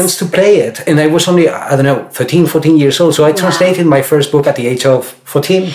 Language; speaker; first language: English; non-native, fluent; Spanish